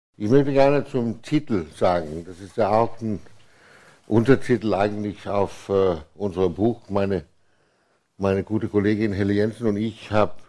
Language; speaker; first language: German; non-native, fluent; Danish